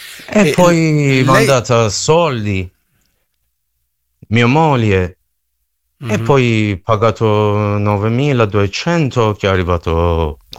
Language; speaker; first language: Italian; non-native, learner; Persian